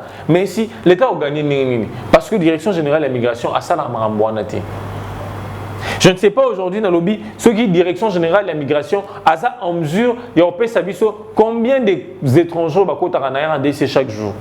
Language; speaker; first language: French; non-native, local second language; Lingala